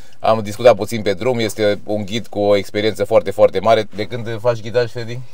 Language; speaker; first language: Romanian; native; Romanian